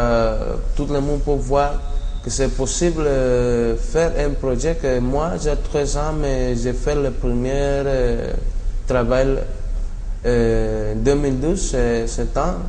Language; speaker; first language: French; non-native, learner; Spanish